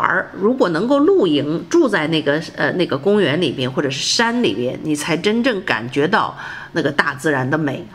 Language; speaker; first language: Chinese; native; Chinese